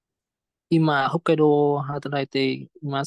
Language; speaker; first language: Japanese; non-native, learner; Vietnamese